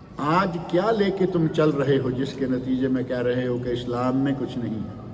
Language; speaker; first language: Urdu; native; Urdu